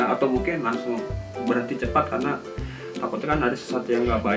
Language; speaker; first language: Indonesian; native; Indonesian